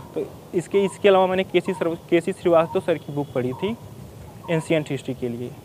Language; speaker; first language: Hindi; native; Hindi